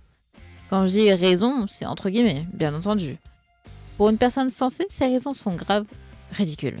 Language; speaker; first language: French; native; French